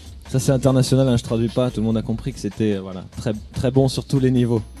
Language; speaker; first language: French; native; French